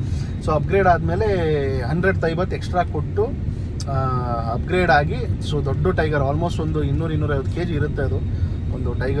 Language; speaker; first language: Kannada; native; Kannada